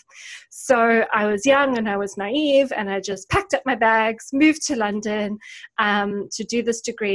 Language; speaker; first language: English; native; English